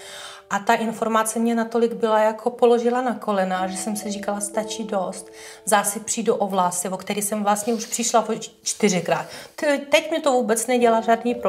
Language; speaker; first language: Czech; non-native, fluent; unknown